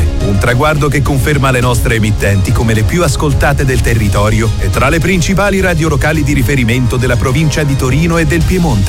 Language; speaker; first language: Italian; native; Italian